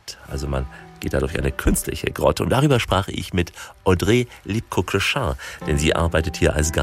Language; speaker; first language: German; native; German